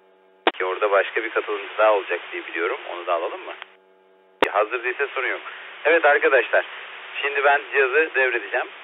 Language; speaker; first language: Turkish; native; Turkish